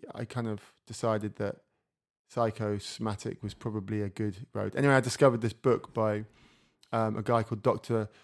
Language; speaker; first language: English; native; English